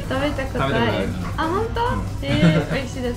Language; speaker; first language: Japanese; non-native, learner; Portuguese